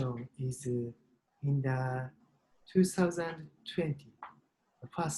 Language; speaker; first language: English; non-native, learner; Japanese